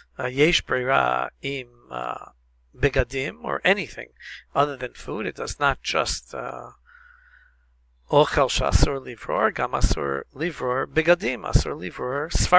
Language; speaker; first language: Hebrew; non-native, fluent; English